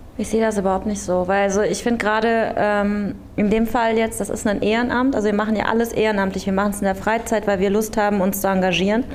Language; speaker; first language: German; early bilingual, other home language; Korean